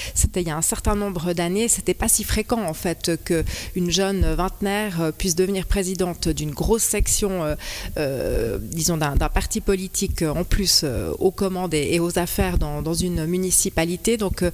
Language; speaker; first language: French; early bilingual, other home language; Spanish